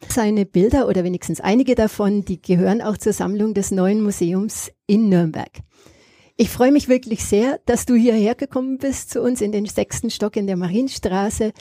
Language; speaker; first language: German; native; German